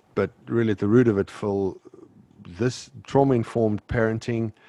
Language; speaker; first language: English; native; English